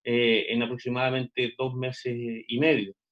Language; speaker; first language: Spanish; native; Spanish